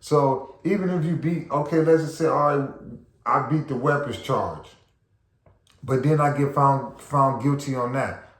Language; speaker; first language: English; native; English